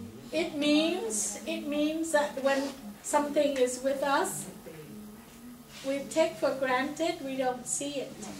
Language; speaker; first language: English; non-native, fluent; Vietnamese